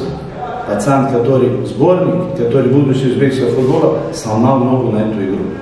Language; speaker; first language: Russian; non-native, fluent; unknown